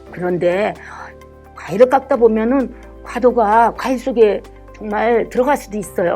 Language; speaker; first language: Korean; native; Korean